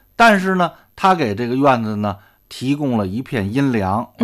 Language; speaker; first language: Chinese; native; Chinese